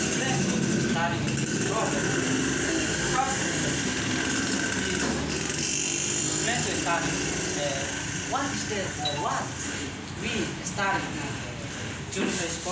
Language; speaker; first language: English; non-native, learner; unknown